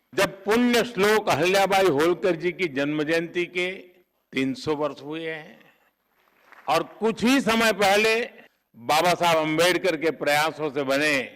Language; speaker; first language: Hindi; non-native, local second language; Gujarati